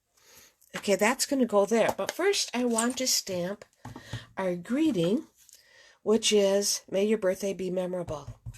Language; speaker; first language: English; native; English